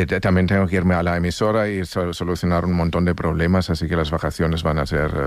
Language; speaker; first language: Spanish; non-native, fluent; German